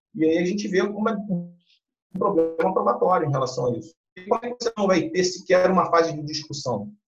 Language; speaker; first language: Portuguese; native; Portuguese